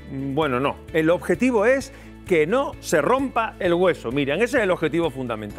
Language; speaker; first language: Spanish; native; Spanish